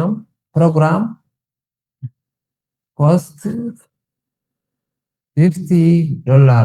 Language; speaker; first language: English; non-native, learner; Tigrinya